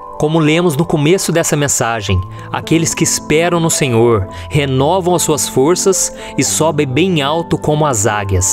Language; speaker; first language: Portuguese; native; Portuguese